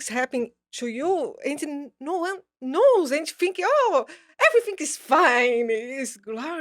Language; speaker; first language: English; non-native, learner; Portuguese